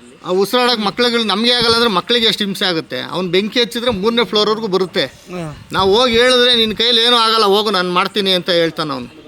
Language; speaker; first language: Kannada; native; Kannada